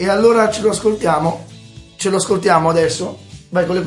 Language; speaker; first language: Italian; native; Italian